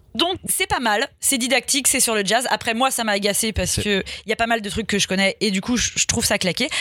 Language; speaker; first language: French; native; French